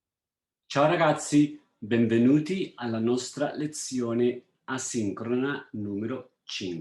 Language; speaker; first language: Italian; non-native, fluent; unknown